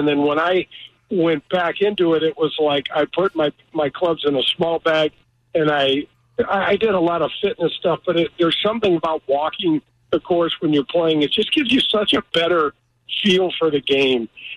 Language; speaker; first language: English; native; English